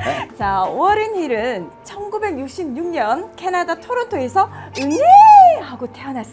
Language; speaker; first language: Korean; native; Korean